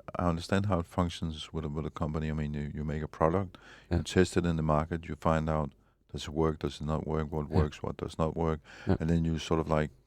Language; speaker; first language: English; non-native, fluent; Danish